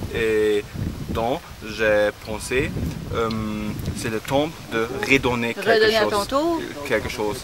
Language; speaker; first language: French; non-native, learner; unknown